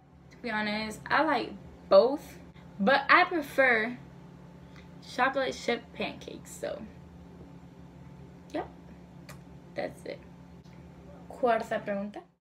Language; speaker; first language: English; early bilingual, other home language; Spanish